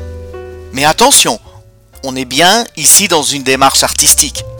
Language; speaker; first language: French; native; French